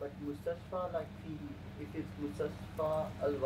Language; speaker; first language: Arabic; non-native, learner; English